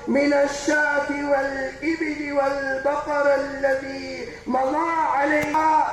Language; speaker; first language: Arabic; non-native, fluent; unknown